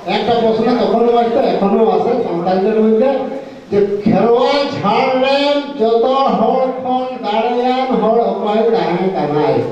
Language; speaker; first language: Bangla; non-native, local second language; Santali